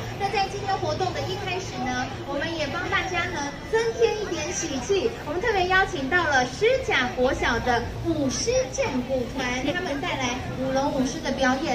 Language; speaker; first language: Chinese; native; Chinese